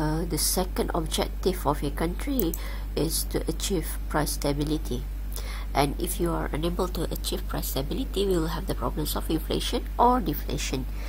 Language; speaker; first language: English; non-native, local second language; Malay